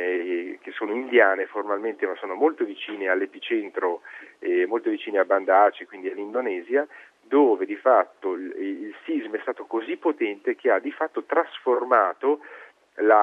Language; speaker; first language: Italian; native; Italian